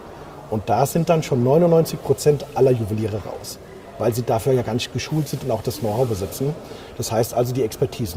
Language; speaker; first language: German; native; German